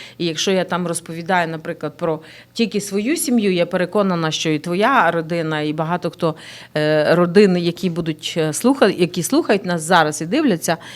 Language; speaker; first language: Ukrainian; native; Ukrainian